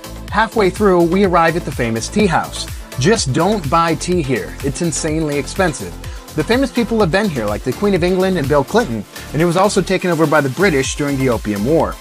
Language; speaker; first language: English; native; English